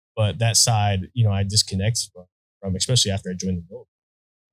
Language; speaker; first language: English; native; English